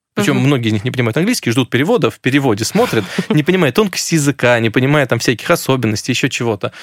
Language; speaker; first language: Russian; native; Russian